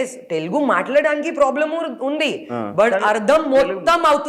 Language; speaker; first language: Telugu; non-native, local second language; Hindi